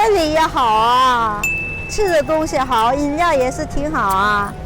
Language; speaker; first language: Chinese; non-native, learner; Korean